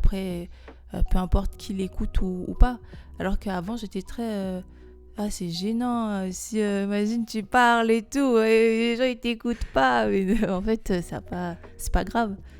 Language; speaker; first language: French; non-native, local second language; Malagasy